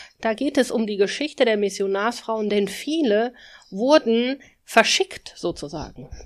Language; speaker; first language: German; native; German